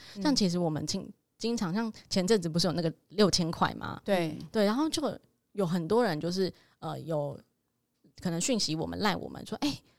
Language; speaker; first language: Chinese; native; Chinese